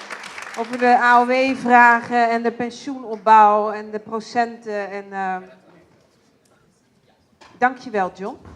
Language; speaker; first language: Dutch; native; Dutch